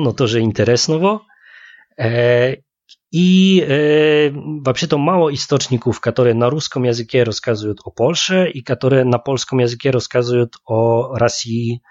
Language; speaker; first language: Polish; non-native, learner; Russian